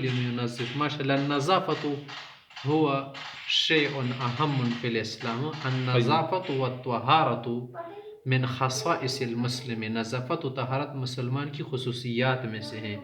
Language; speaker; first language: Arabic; non-native, fluent; Urdu